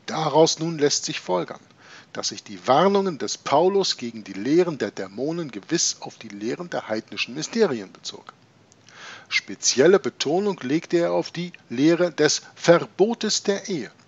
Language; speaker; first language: German; native; German